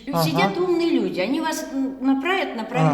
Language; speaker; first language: Russian; native; Russian